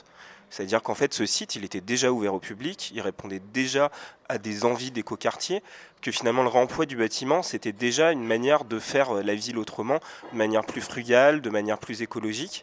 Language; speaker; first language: French; native; French